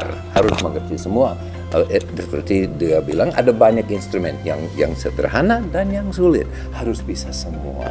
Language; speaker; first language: Indonesian; non-native, fluent; English